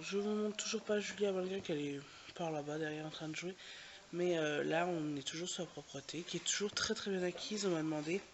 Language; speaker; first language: French; native; French